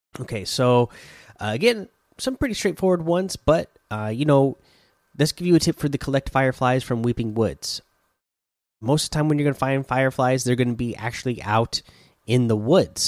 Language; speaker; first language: English; native; English